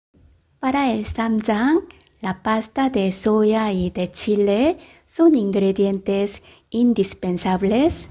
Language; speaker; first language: Spanish; non-native, fluent; Korean